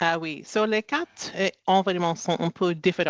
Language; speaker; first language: French; non-native, learner; English